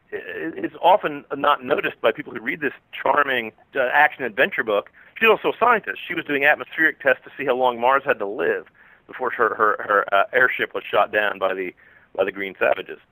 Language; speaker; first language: English; native; English